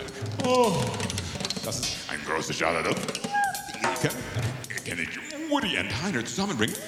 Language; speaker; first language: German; non-native, learner; English